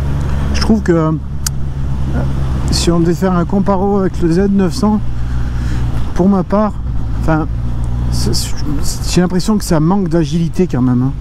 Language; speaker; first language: French; native; French